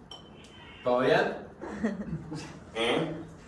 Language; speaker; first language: Spanish; native; Spanish